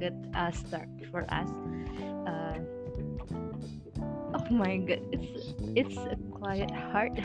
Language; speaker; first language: English; non-native, learner; Indonesian